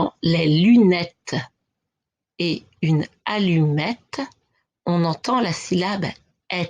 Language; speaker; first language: French; native; French